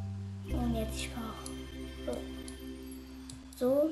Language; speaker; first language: German; non-native, learner; Portuguese